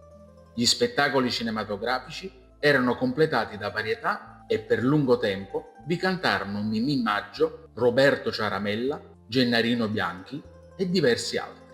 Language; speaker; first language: Italian; native; Italian